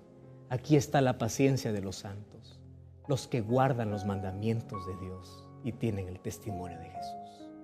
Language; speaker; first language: Spanish; native; Spanish